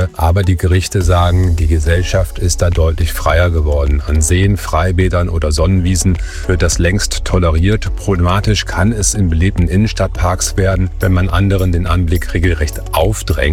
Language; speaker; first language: German; native; German